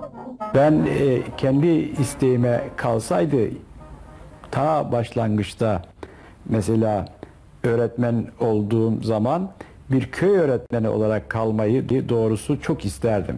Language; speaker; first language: Turkish; native; Turkish